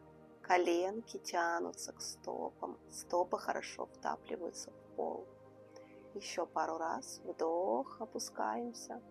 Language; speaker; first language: Russian; native; Russian